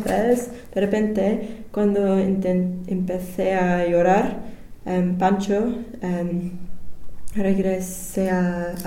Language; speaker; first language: Spanish; non-native, learner; English